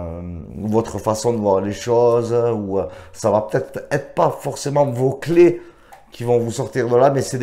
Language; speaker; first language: French; native; French